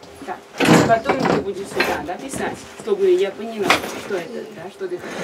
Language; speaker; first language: Russian; non-native, learner; Chinese